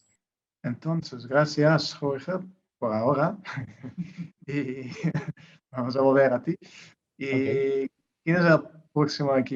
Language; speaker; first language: Spanish; non-native, learner; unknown